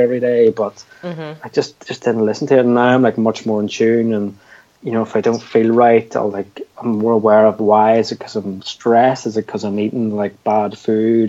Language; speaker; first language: English; native; English